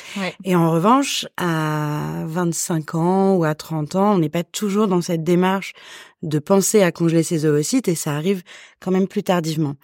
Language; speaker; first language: French; native; French